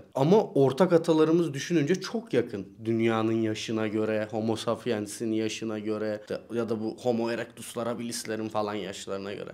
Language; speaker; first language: Turkish; native; Turkish